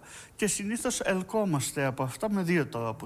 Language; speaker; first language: Greek; native; Greek